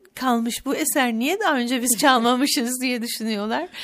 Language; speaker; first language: Turkish; native; Turkish